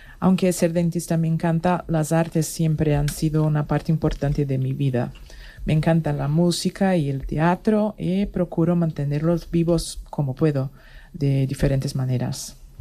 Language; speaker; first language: Spanish; non-native, fluent; Portuguese